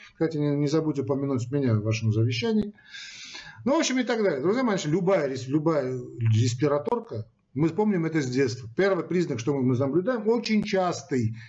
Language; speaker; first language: Russian; non-native, local second language; Armenian